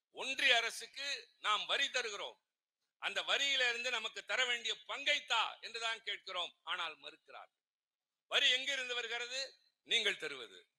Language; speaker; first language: Tamil; native; Tamil